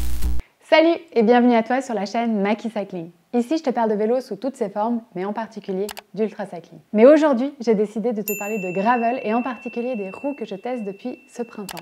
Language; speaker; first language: French; native; French